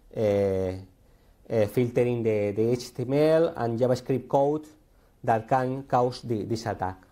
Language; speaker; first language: English; non-native, learner; Spanish